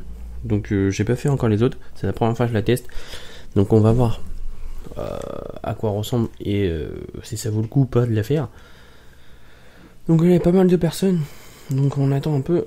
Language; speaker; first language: French; native; French